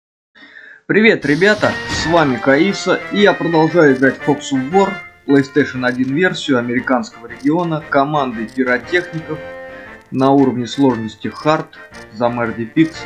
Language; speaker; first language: Russian; native; Russian